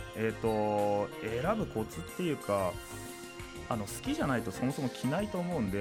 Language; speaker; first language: Japanese; native; Japanese